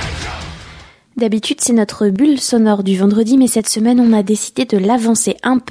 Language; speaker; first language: French; native; French